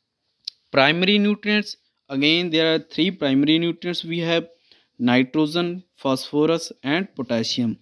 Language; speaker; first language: English; non-native, local second language; Punjabi